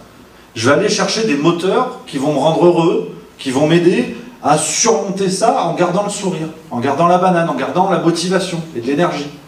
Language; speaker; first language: French; native; French